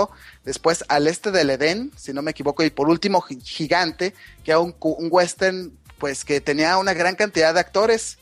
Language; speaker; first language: Spanish; native; Spanish